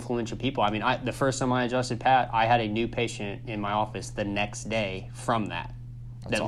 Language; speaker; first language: English; native; English